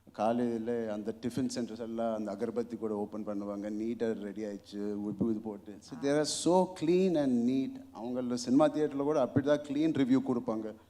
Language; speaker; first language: Tamil; non-native, local second language; Telugu